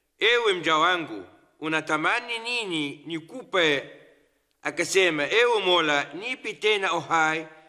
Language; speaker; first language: Swahili; non-native, fluent; Arabic